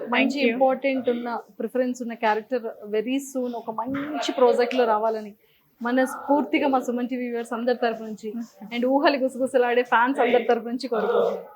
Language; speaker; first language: Telugu; native; Telugu